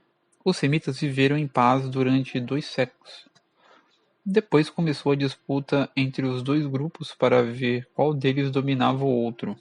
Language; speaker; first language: Portuguese; native; Portuguese